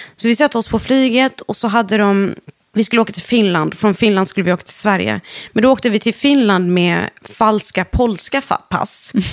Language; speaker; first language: Swedish; early bilingual, other home language; Arabic